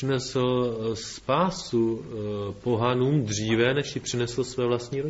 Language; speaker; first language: Czech; native; Czech